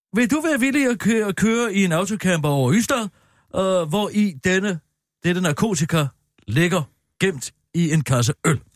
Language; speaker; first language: Danish; native; Danish